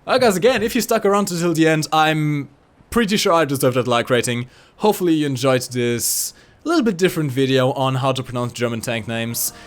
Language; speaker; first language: English; non-native, fluent; German